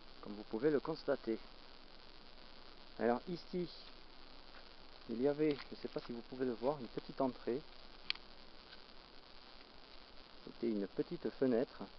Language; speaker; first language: French; native; French